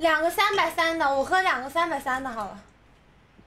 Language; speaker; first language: Chinese; non-native, learner; Russian